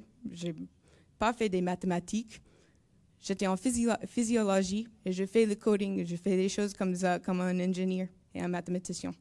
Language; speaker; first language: French; non-native, learner; English